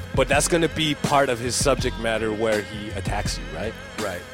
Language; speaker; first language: English; early bilingual, other home language; Chinese